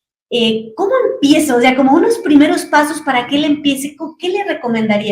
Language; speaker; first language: Spanish; native; Spanish